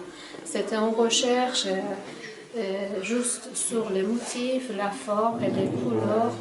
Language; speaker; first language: French; non-native, fluent; Persian